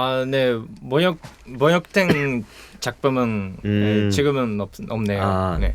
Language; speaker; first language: Korean; non-native, fluent; Japanese